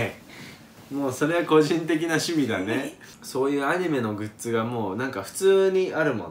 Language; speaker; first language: Japanese; native; Japanese